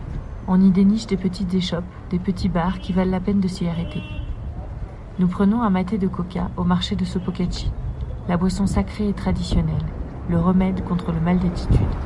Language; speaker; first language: French; native; French